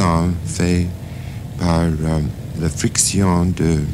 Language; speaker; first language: French; non-native, fluent; English